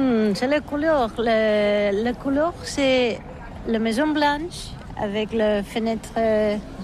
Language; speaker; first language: French; non-native, learner; Catalan